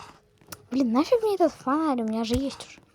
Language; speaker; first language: Russian; native; Russian